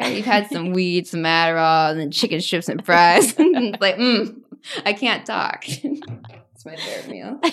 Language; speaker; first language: English; native; English